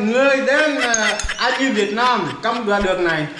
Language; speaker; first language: Vietnamese; non-native, learner; Portuguese